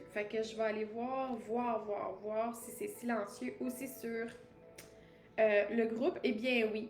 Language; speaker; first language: French; native; French